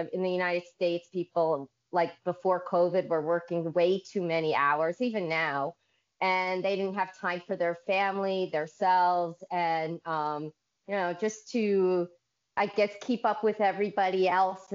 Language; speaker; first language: English; native; English